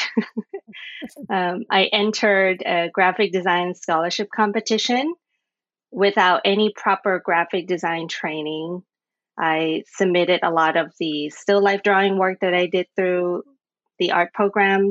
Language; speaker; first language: English; non-native, fluent; Thai